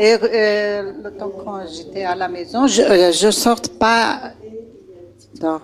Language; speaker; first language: French; non-native, learner; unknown